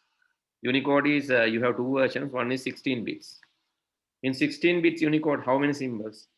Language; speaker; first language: English; non-native, local second language; Sinhala